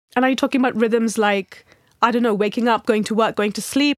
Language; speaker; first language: English; non-native, local second language; Hindi